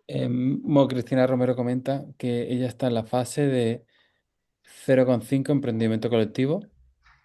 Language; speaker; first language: Spanish; native; Spanish